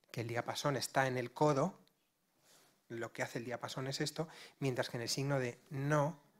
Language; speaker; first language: Spanish; non-native, local second language; Galician